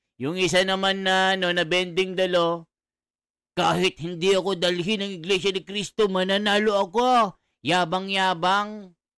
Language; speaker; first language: Filipino; native; Filipino